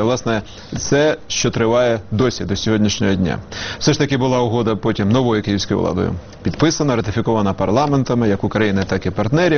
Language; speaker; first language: Ukrainian; native; Ukrainian